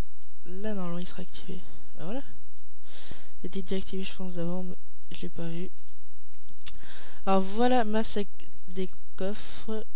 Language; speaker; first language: French; native; French